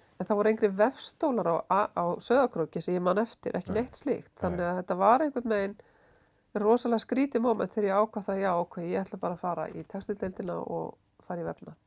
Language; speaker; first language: Icelandic; native; Icelandic